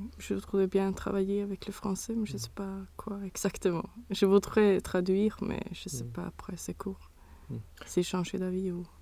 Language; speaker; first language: French; non-native, learner; Swedish